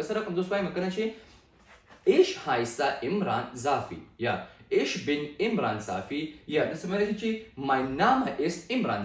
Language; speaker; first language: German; non-native, fluent; Pashto